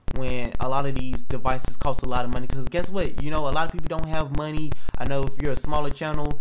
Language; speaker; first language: English; native; English